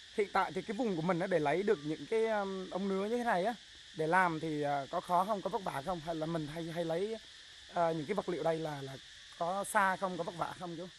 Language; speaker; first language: Vietnamese; non-native, local second language; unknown